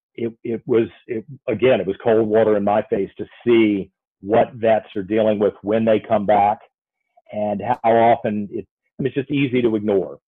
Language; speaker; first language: English; native; English